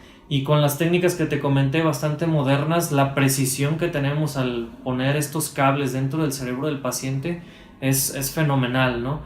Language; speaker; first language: Spanish; native; Spanish